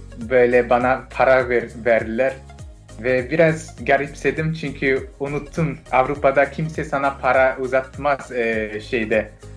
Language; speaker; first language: Turkish; non-native, fluent; French